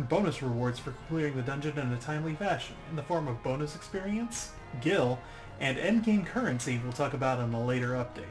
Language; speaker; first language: English; native; English